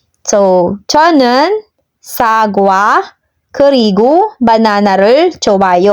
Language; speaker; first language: Korean; non-native, learner; Filipino